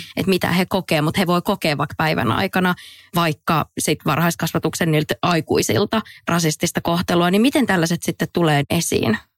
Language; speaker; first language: Finnish; native; Finnish